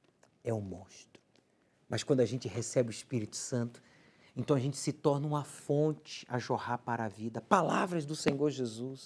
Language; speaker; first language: Portuguese; native; Portuguese